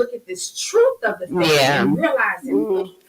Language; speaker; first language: English; native; English